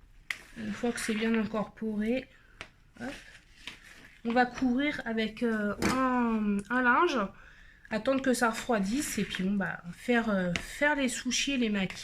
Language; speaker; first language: French; native; French